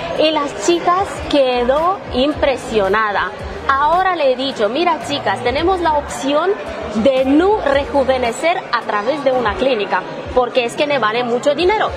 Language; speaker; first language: Spanish; non-native, fluent; Romanian